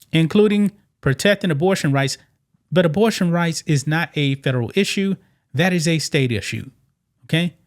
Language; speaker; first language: English; native; English